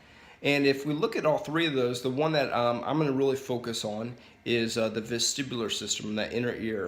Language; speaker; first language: English; native; English